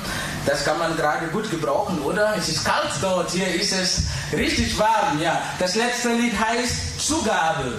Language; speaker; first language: German; non-native, fluent; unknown